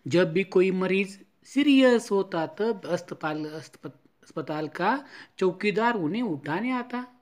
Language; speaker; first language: Hindi; non-native, local second language; Marathi